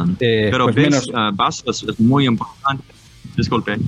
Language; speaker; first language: Spanish; non-native, learner; English